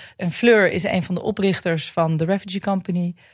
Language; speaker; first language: Dutch; native; Dutch